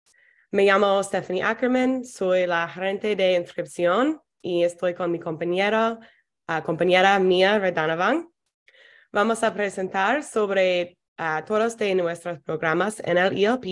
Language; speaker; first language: Spanish; non-native, fluent; English